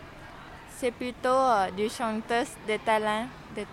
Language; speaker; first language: French; non-native, learner; Lao